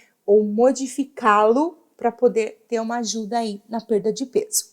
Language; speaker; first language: Portuguese; native; Portuguese